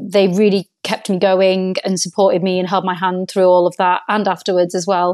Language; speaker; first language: English; native; English